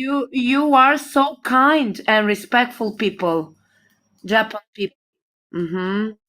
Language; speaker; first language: English; non-native, learner; Romanian